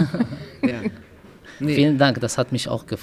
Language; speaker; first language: German; non-native, learner; Arabic